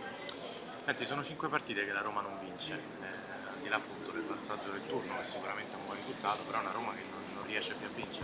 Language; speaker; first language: Italian; native; Italian